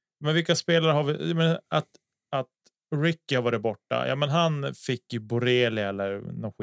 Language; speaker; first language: Swedish; native; Swedish